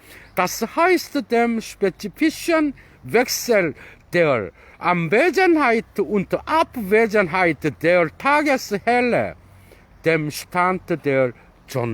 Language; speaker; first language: German; non-native, fluent; Korean